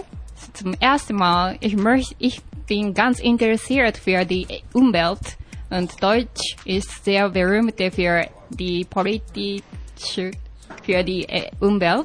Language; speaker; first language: German; non-native, learner; Japanese